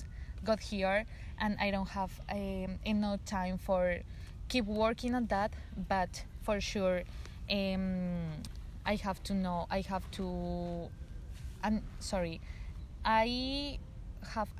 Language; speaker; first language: English; non-native, learner; Spanish